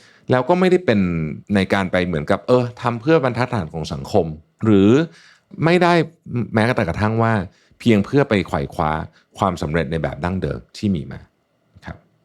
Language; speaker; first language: Thai; native; Thai